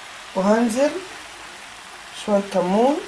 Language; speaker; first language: Arabic; native; Arabic